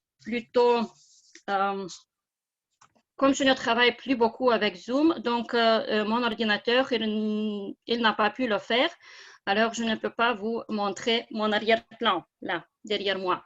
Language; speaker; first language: French; non-native, fluent; Lithuanian